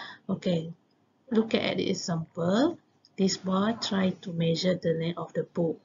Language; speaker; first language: English; non-native, local second language; Malay